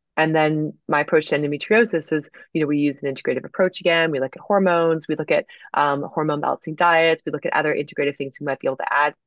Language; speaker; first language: English; native; English